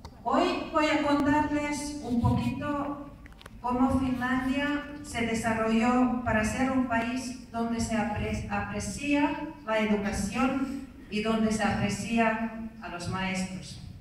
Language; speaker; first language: Spanish; non-native, fluent; Finnish